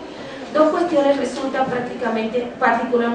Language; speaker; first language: Spanish; native; Spanish